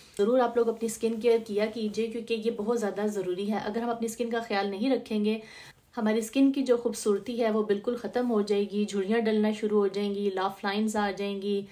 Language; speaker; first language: Urdu; native; Urdu